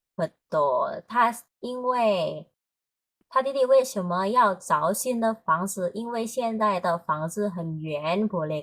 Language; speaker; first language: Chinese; non-native, fluent; Indonesian